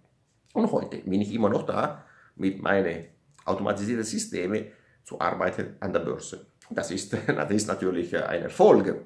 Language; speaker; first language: German; non-native, learner; Italian